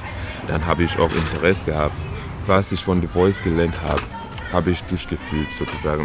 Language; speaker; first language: German; non-native, learner; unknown